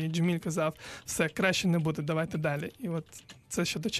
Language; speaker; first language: Ukrainian; non-native, local second language; Crimean Tatar